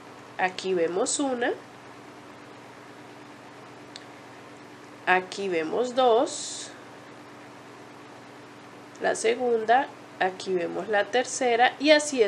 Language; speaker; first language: Spanish; native; Spanish